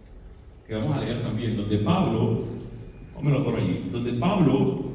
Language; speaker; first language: Spanish; native; Spanish